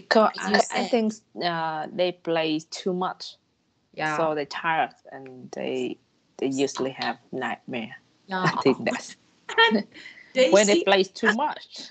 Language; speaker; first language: English; non-native, learner; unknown